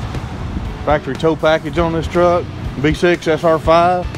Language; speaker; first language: English; native; English